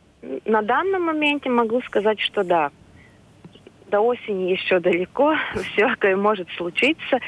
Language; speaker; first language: Russian; non-native, local second language; Latvian